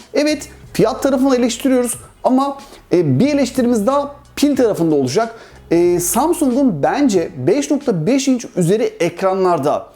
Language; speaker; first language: Turkish; native; Turkish